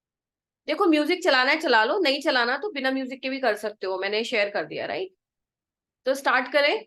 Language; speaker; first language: Hindi; native; Hindi